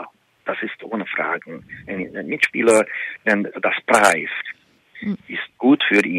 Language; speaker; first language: German; non-native, fluent; Hungarian